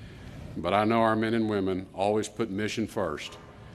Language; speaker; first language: English; native; English